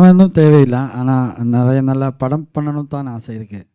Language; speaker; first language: Tamil; non-native, learner; Malayalam